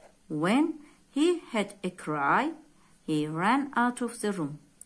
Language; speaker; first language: English; non-native, fluent; Azerbaijani